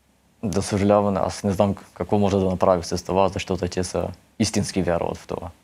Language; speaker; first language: Bulgarian; early bilingual, heritage; Russian